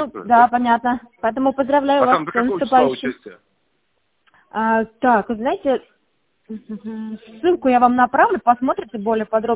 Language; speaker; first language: Russian; native; Russian